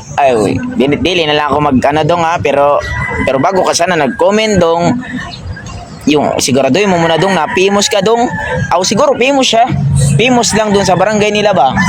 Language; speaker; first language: Filipino; non-native, local second language; Cebuano